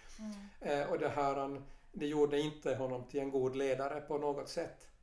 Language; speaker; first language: Swedish; native; Swedish